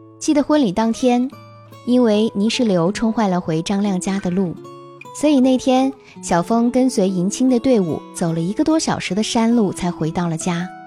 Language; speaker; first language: Chinese; native; Chinese